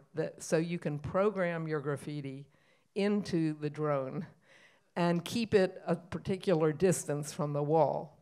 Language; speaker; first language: English; native; English